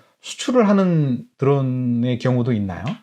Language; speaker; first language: Korean; native; Korean